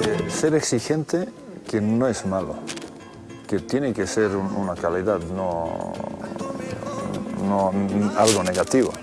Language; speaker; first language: Spanish; non-native, fluent; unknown